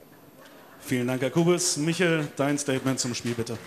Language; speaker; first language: German; native; German